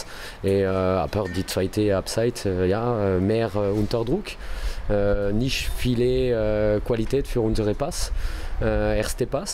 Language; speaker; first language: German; non-native, learner; French